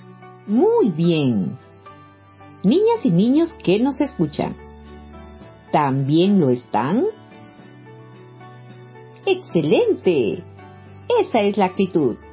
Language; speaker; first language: Spanish; native; Spanish